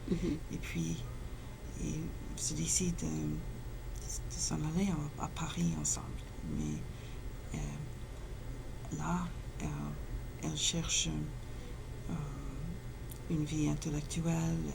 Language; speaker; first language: French; non-native, fluent; English